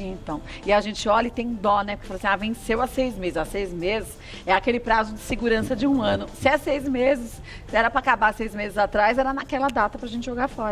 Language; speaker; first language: Portuguese; native; Portuguese